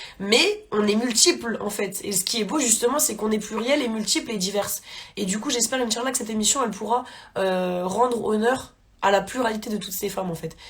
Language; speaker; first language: French; native; French